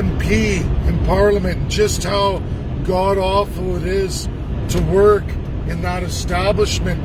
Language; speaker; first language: English; native; English